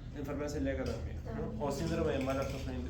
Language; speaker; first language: Spanish; native; Spanish